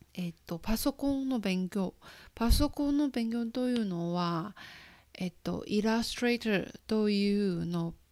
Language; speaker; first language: Japanese; non-native, fluent; Chinese